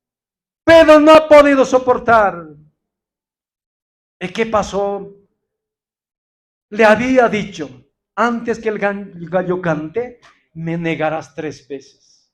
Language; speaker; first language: Spanish; non-native, local second language; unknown